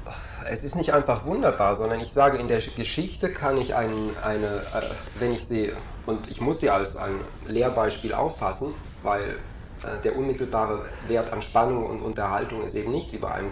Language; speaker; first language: German; native; German